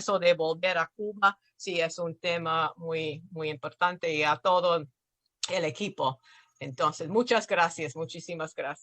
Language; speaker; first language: Spanish; non-native, fluent; English